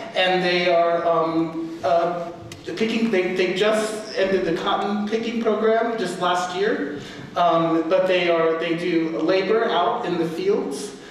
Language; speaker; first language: English; native; English